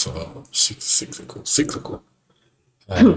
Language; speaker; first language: Japanese; non-native, learner; English